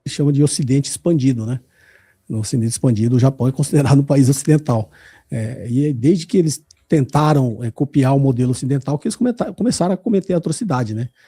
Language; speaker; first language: Portuguese; native; Portuguese